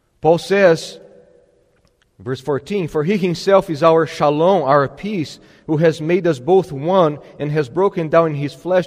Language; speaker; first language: English; non-native, fluent; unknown